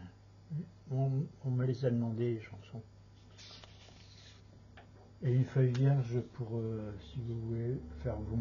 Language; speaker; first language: French; native; French